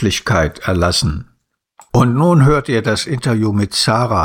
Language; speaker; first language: German; native; German